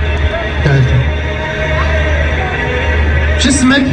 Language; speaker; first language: Arabic; native; Arabic